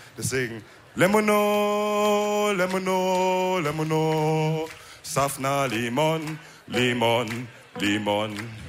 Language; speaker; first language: German; early bilingual, other home language; Wolof